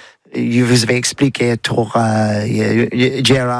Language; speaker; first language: French; non-native, learner; English